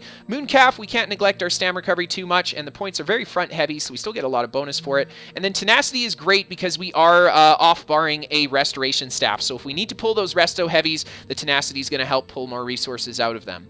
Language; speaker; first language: English; native; English